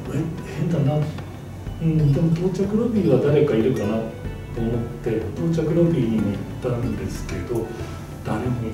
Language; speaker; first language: Japanese; native; Japanese